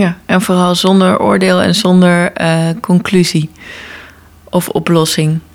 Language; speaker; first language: Dutch; native; Dutch